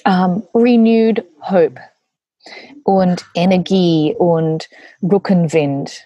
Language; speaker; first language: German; non-native, learner; English